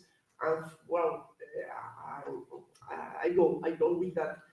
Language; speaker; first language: English; non-native, learner; Spanish